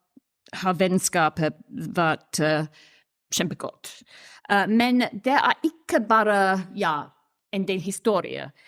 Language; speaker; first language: Norwegian; non-native, fluent; English